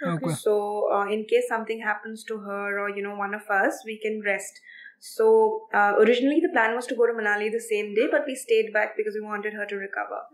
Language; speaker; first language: English; non-native, local second language; Assamese